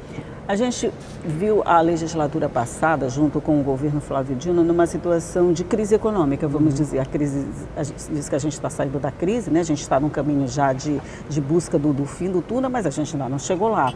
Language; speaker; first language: Portuguese; native; Portuguese